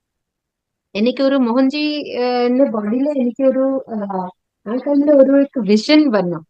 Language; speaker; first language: Malayalam; non-native, local second language; Odia